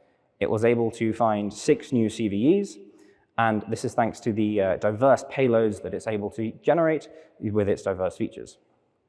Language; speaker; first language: English; native; English